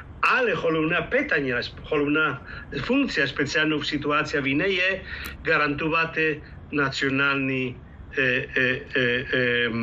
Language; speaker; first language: Ukrainian; non-native, fluent; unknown